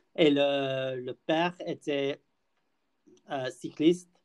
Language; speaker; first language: French; non-native, learner; English